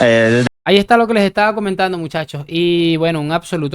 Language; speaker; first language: Spanish; native; Spanish